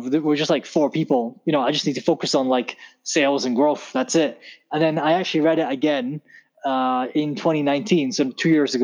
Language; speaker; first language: English; native; English